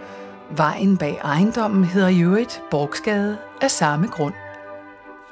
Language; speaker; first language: Danish; native; Danish